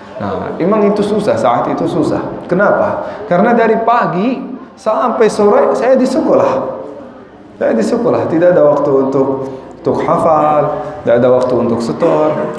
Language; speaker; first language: Indonesian; non-native, fluent; Arabic